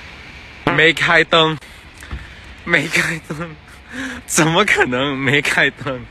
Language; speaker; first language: Chinese; non-native, fluent; Thai